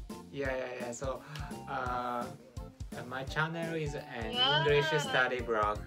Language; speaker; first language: English; non-native, learner; Japanese